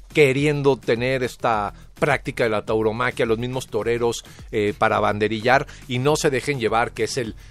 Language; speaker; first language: Spanish; native; Spanish